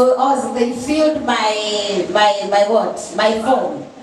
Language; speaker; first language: English; non-native, fluent; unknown